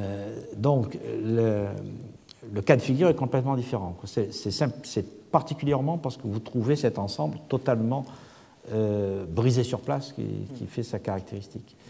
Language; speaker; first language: French; native; French